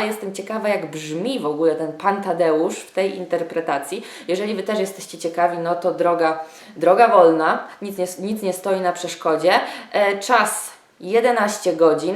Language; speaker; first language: Polish; native; Polish